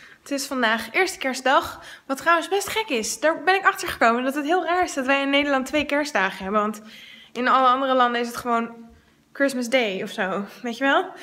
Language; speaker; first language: Dutch; native; Dutch